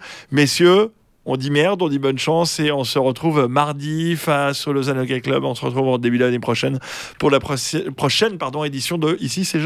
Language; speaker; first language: French; native; French